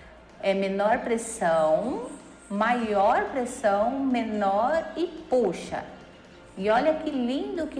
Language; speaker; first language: Portuguese; native; Portuguese